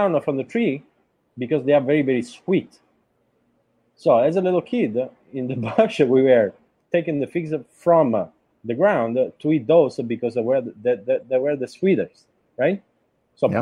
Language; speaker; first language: English; non-native, fluent; Italian